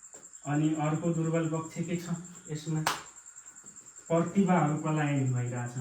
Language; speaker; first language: Nepali; native; Nepali